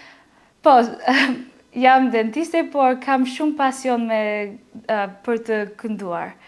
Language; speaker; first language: Albanian; non-native, learner; English